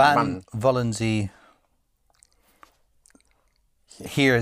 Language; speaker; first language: German; non-native, learner; English